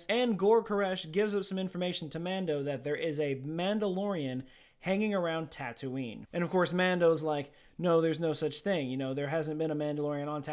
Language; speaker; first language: English; native; English